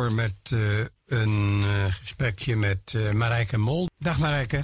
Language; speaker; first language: Dutch; native; Dutch